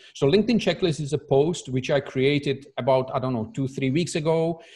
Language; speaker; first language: English; non-native, fluent; Czech